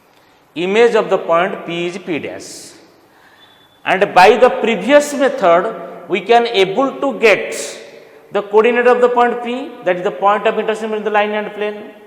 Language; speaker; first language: English; non-native, local second language; Odia